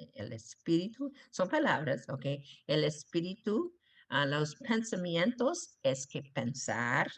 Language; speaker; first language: Spanish; non-native, learner; English